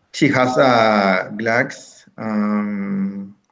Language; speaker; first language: English; non-native, learner; Spanish